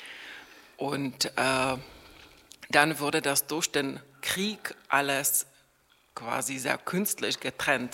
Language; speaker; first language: German; non-native, fluent; Czech